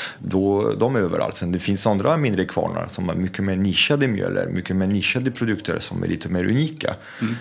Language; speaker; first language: Swedish; non-native, fluent; French